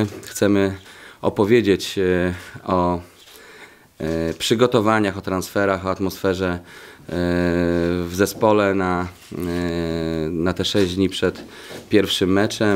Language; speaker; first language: Polish; native; Polish